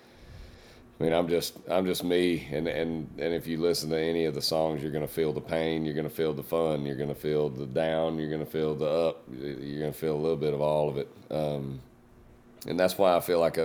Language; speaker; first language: English; native; English